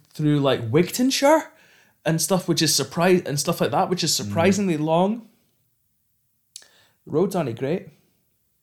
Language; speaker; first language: English; native; English